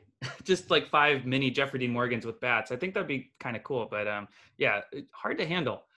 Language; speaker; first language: English; native; English